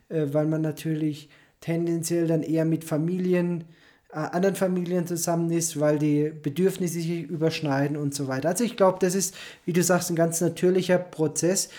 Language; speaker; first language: German; native; German